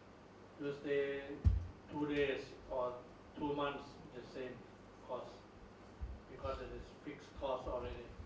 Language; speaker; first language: English; non-native, learner; Thai